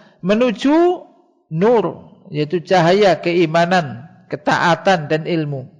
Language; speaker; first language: Indonesian; native; Indonesian